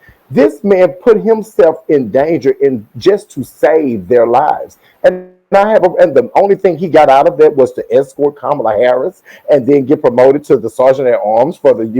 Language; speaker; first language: English; native; English